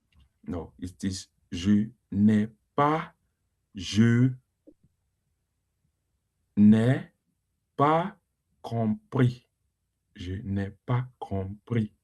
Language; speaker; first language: French; non-native, learner; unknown